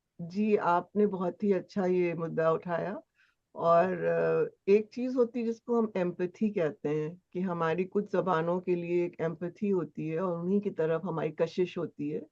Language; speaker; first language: Hindi; native; Hindi